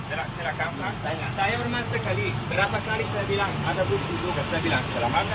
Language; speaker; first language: Indonesian; non-native, learner; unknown